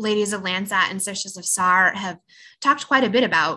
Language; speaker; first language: English; native; English